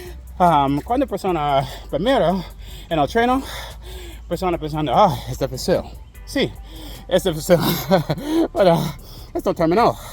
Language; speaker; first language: Spanish; non-native, learner; English